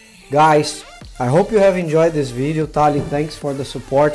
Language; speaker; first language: English; non-native, fluent; Portuguese